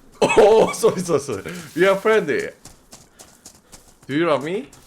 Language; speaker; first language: English; non-native, learner; Korean